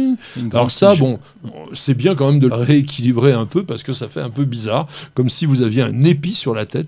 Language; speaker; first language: French; native; French